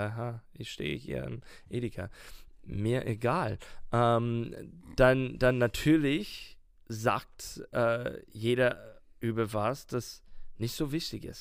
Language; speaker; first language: German; non-native, learner; English